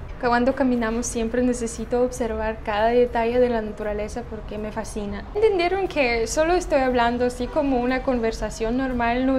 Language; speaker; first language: Spanish; non-native, fluent; Russian